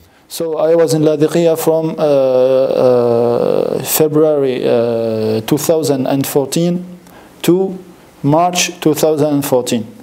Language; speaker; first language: English; non-native, learner; French